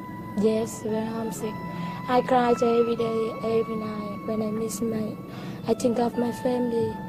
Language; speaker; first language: English; non-native, learner; Vietnamese